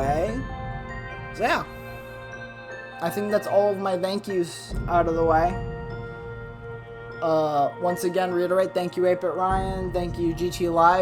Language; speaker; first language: English; native; English